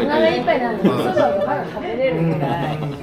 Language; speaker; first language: Japanese; native; Japanese